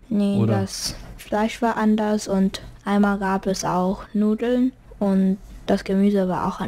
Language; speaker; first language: German; early bilingual, heritage; German